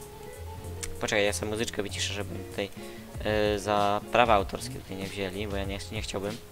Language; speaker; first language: Polish; native; Polish